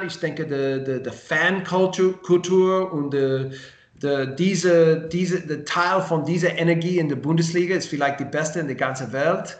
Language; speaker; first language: German; non-native, learner; English